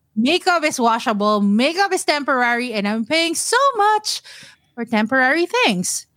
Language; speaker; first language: English; non-native, local second language; Filipino